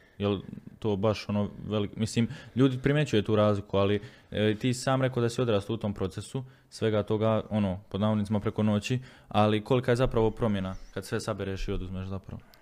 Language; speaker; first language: Croatian; native; Croatian